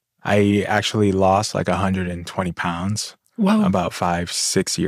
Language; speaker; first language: English; native; English